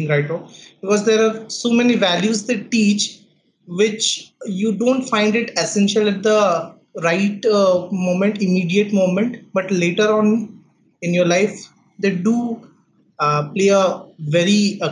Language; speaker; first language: English; non-native, local second language; Odia